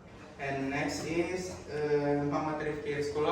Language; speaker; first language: English; non-native, learner; Indonesian